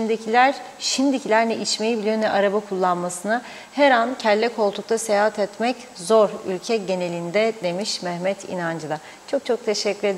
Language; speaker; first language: Turkish; native; Turkish